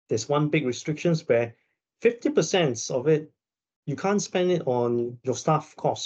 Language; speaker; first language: English; non-native, local second language; Chinese